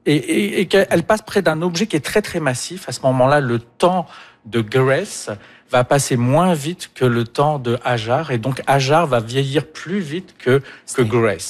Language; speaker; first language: French; native; French